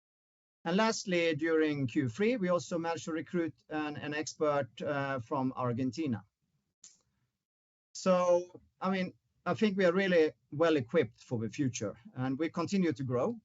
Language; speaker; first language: English; non-native, fluent; Swedish